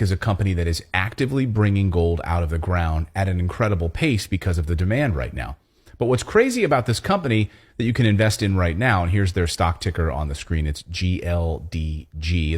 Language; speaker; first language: English; native; English